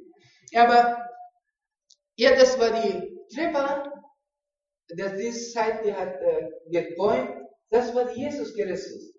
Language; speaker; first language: German; non-native, learner; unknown